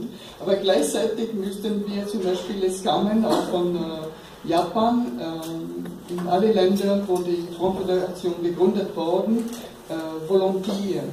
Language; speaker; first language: German; non-native, fluent; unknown